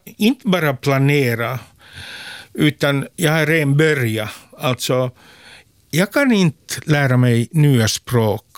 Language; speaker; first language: Swedish; non-native, local second language; Finnish